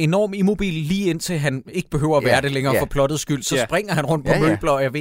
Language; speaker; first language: Danish; native; Danish